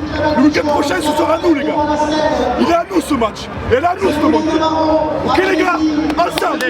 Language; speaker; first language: French; native; French